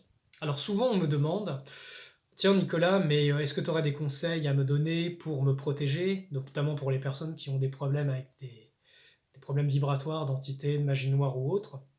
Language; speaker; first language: French; native; French